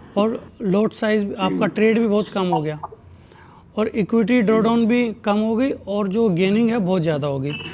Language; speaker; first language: Hindi; native; Hindi